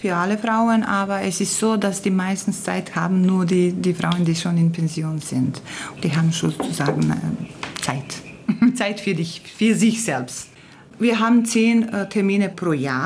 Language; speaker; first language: German; non-native, fluent; Croatian